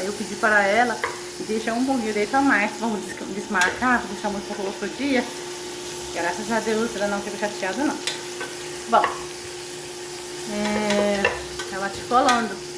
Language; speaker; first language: Portuguese; non-native, fluent; Persian